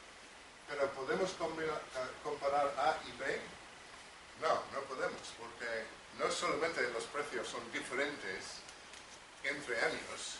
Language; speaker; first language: Spanish; non-native, fluent; English